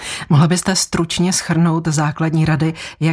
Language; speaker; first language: Czech; native; Czech